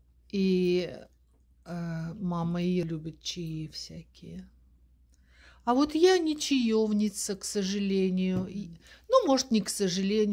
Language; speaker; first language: Russian; native; Russian